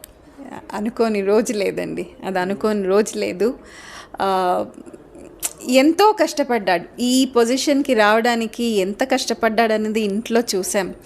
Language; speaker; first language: Telugu; native; Telugu